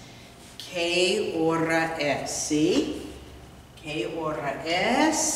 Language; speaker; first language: Spanish; non-native, fluent; English